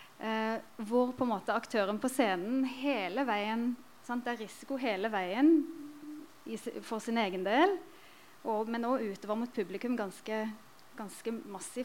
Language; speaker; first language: Norwegian; native; Norwegian